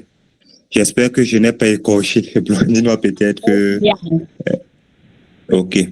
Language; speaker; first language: French; native; French